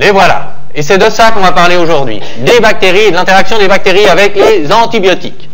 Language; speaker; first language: French; native; French